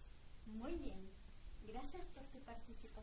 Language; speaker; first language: Spanish; non-native, fluent; Portuguese